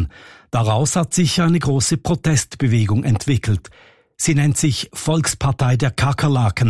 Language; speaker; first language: German; native; German